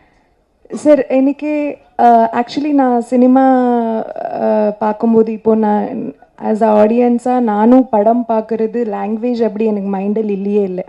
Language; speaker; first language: Tamil; non-native, learner; Kannada